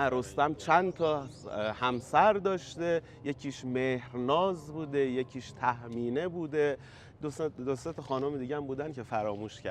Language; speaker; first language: Persian; native; Persian